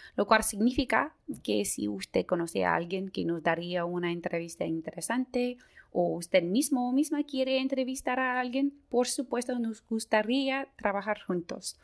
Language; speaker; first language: Spanish; non-native, fluent; English